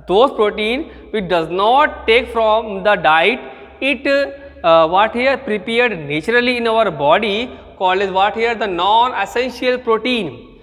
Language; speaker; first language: English; non-native, local second language; Hindi